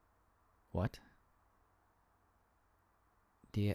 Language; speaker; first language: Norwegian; non-native, learner; English